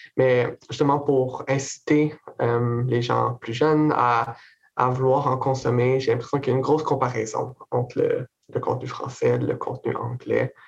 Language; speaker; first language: French; native; French